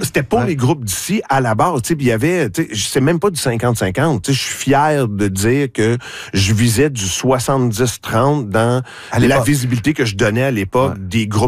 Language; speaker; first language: French; native; French